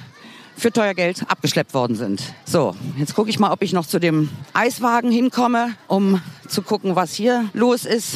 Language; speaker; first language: German; native; German